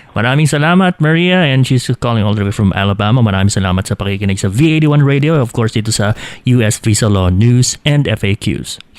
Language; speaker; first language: Filipino; native; Filipino